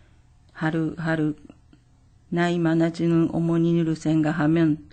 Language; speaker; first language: Korean; non-native, fluent; Japanese